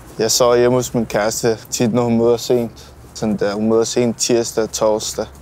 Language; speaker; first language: Danish; early bilingual, other home language; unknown